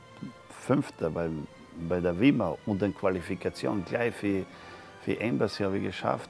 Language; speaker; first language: German; non-native, fluent; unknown